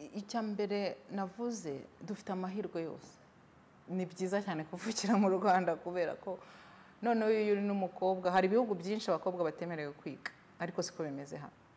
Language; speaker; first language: Kinyarwanda; native; Kinyarwanda